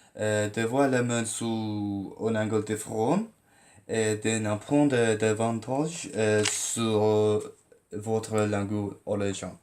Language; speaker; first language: French; non-native, learner; English